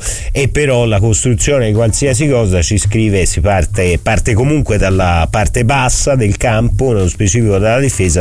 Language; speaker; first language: Italian; native; Italian